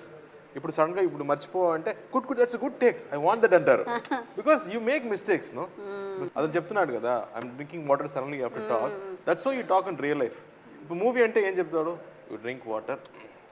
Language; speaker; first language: Telugu; non-native, local second language; Tamil